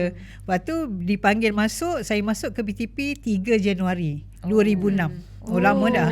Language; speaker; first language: Malay; native; Malay